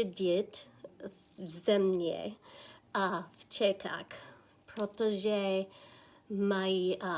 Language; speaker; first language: Czech; non-native, learner; English